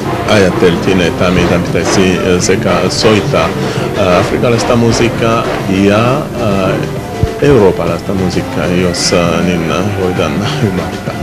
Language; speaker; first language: Finnish; non-native, fluent; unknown